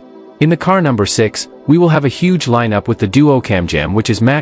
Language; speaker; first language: English; non-native, fluent; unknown